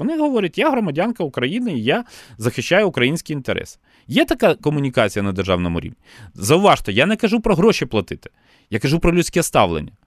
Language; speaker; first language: Ukrainian; non-native, local second language; Russian